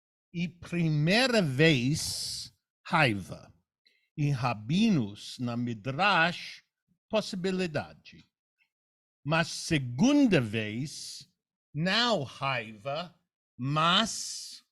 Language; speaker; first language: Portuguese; non-native, learner; English